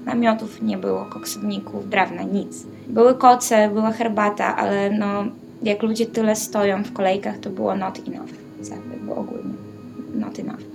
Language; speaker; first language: Polish; non-native, fluent; Ukrainian